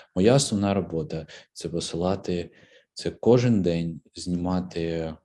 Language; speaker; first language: Ukrainian; native; Ukrainian